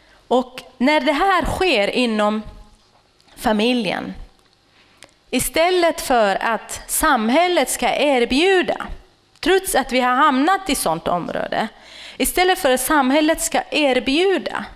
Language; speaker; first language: Swedish; non-native, fluent; Kurdish